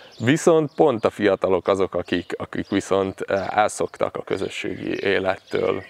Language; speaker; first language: Hungarian; native; Hungarian